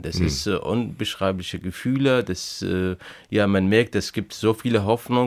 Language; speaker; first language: German; non-native, fluent; Arabic